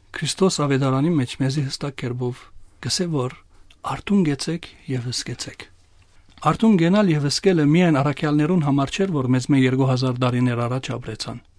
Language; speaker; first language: Armenian; native; Armenian